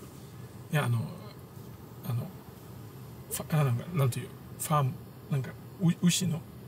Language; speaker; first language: Japanese; non-native, fluent; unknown